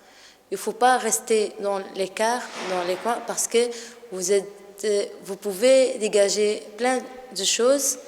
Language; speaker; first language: French; non-native, learner; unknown